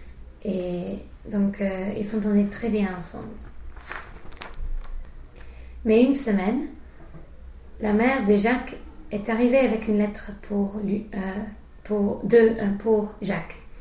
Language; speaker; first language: French; non-native, fluent; English